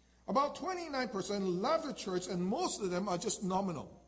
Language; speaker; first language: English; non-native, local second language; Chinese